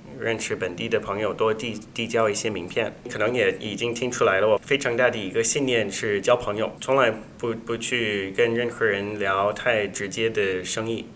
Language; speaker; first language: Chinese; non-native, fluent; English